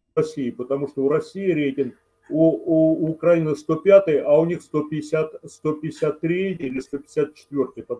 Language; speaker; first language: Russian; native; Russian